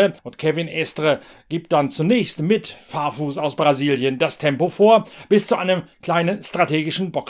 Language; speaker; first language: German; native; German